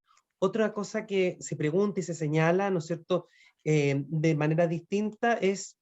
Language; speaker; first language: Spanish; native; Spanish